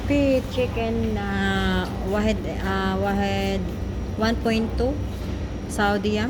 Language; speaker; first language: Arabic; non-native, learner; Filipino